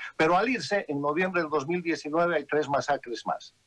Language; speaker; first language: Spanish; native; Spanish